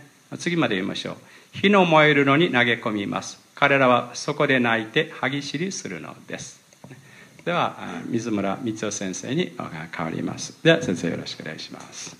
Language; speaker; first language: Japanese; native; Japanese